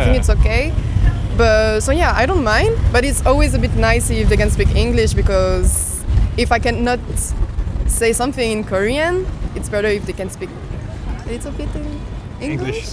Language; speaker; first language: English; non-native, fluent; French